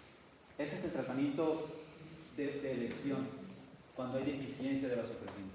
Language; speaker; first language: Spanish; native; Spanish